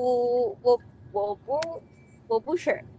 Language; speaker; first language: Chinese; non-native, learner; Indonesian